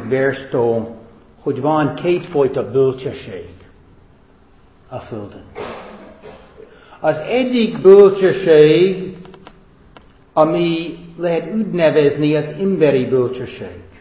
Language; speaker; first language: Hungarian; non-native, fluent; English